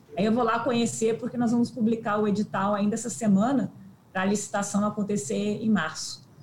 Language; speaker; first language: Portuguese; native; Portuguese